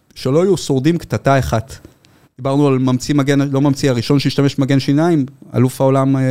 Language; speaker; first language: Hebrew; native; Hebrew